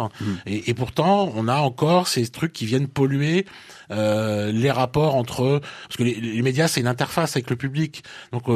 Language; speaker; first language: French; native; French